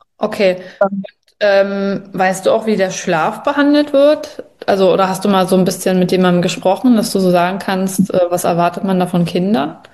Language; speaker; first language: German; native; German